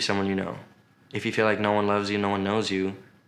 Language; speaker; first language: English; native; English